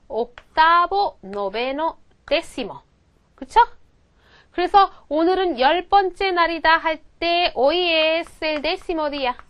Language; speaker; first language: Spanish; non-native, fluent; Korean